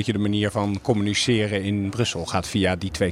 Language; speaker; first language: Dutch; native; Dutch